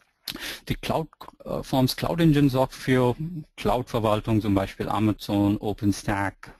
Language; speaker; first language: German; non-native, fluent; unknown